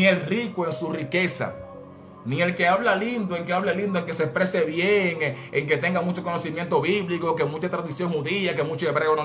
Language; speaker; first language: Spanish; native; Spanish